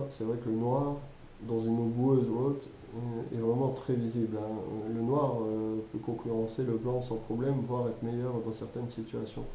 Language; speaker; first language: French; native; French